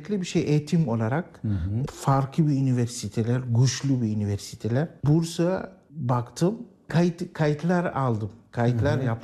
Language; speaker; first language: Turkish; non-native, learner; Arabic